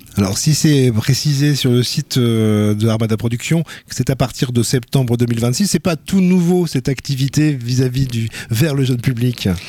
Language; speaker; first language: French; native; French